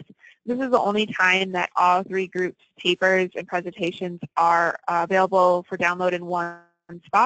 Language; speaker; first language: English; native; English